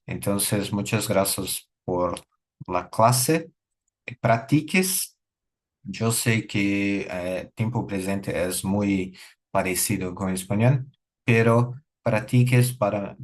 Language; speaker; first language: Spanish; non-native, learner; Portuguese